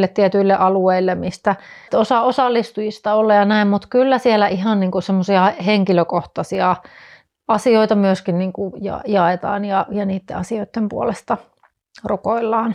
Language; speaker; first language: Finnish; native; Finnish